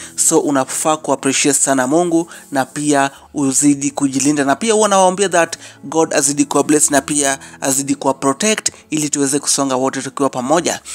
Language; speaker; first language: Swahili; non-native, local second language; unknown